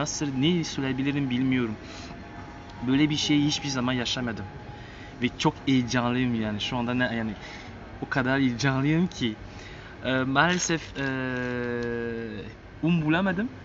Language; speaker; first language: Turkish; non-native, learner; French